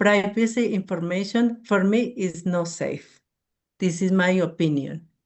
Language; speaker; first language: English; non-native, learner; Spanish